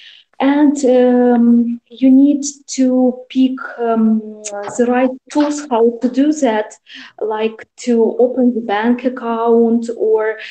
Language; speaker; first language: English; non-native, learner; Russian